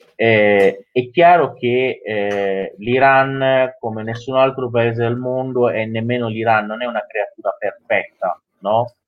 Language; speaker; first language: Italian; non-native, fluent; Persian